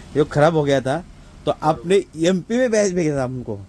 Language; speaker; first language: Hindi; non-native, local second language; Marathi